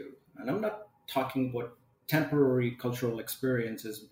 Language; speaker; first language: English; non-native, local second language; Tamil